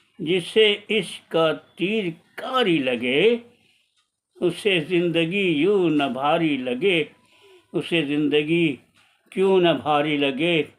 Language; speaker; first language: Urdu; native; Urdu